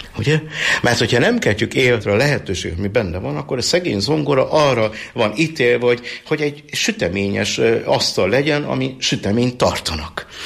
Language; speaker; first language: Hungarian; native; Hungarian